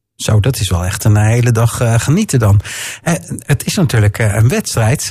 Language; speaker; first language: Dutch; native; Dutch